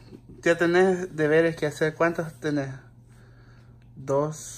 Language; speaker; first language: Spanish; native; Spanish